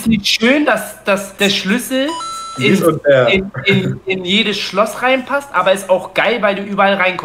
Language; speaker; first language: German; native; German